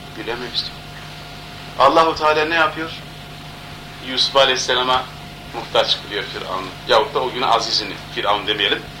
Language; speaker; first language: Turkish; non-native, local second language; Kurdish